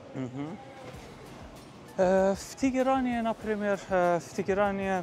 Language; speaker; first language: Russian; non-native, fluent; Persian